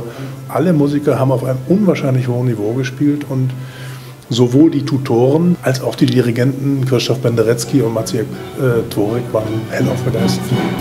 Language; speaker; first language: German; native; German